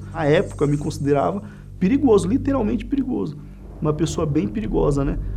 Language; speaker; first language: Portuguese; native; Portuguese